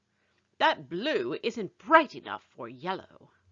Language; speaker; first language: English; native; English